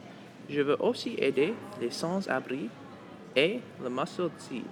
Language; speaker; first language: French; non-native, local second language; English